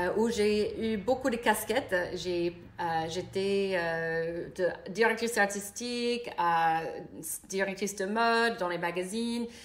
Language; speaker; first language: French; non-native, fluent; English